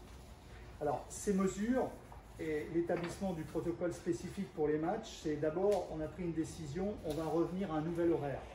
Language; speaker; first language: French; native; French